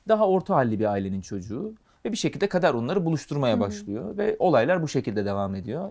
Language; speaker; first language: Turkish; native; Turkish